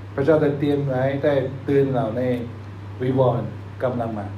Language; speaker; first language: Thai; non-native, fluent; Chinese